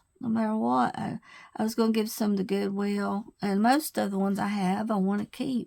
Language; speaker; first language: English; native; English